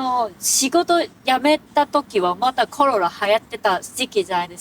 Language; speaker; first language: Japanese; non-native, learner; Cantonese